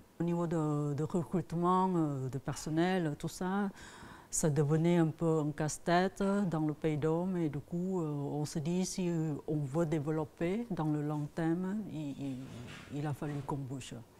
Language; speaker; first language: French; non-native, fluent; Thai